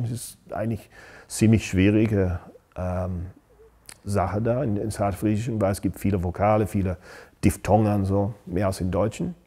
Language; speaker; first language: German; non-native, fluent; English